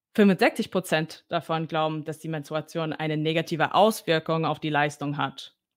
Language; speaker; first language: German; non-native, fluent; English